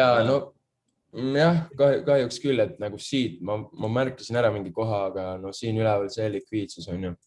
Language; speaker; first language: Estonian; native; Estonian